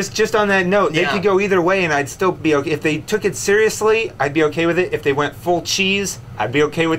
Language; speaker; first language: English; native; English